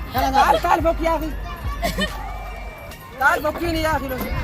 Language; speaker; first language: Arabic; non-native, learner; Oromo